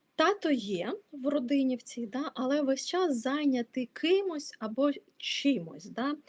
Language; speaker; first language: Ukrainian; non-native, local second language; Russian